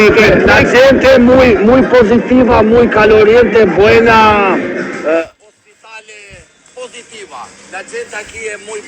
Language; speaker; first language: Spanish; non-native, learner; Albanian